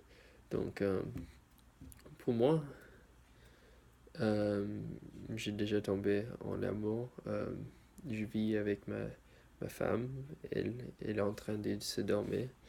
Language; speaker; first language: French; non-native, learner; English